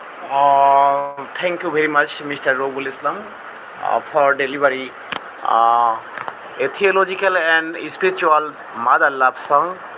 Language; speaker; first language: English; non-native, local second language; Bangla